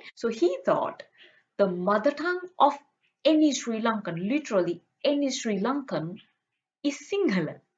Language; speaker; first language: English; non-native, local second language; Sinhala